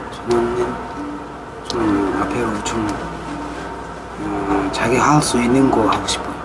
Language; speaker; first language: Korean; non-native, learner; Tibetan